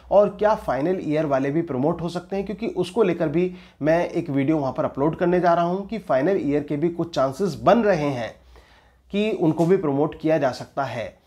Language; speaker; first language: Hindi; native; Hindi